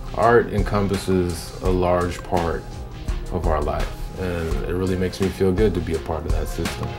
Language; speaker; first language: English; native; English